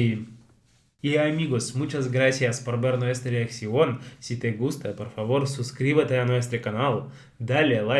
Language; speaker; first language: Spanish; non-native, fluent; Russian